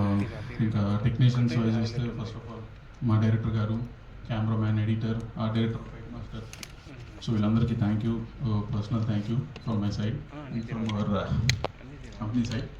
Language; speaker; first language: Telugu; native; Telugu